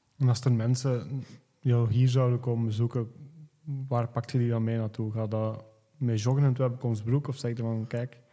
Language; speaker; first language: Dutch; native; Dutch